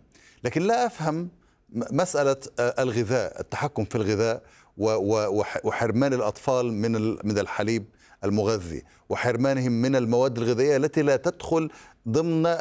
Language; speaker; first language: Arabic; native; Arabic